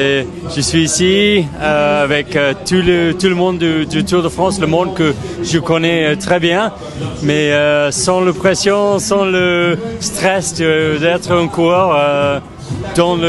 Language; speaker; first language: French; non-native, fluent; English